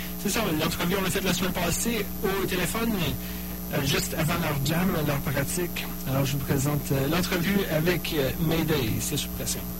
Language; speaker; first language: French; native; French